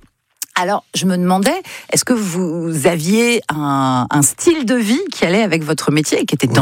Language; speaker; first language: French; native; French